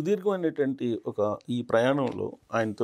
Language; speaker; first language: Telugu; native; Telugu